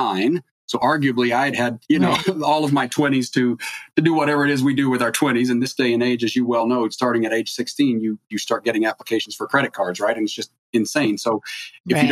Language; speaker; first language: English; native; English